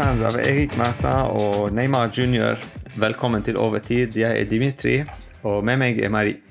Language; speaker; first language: Norwegian; non-native, fluent; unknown